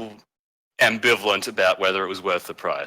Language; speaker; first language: English; native; English